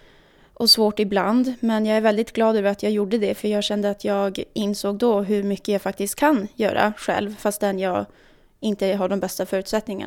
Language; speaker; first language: Swedish; native; Swedish